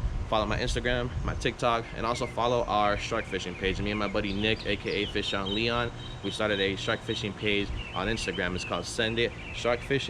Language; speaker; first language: English; native; English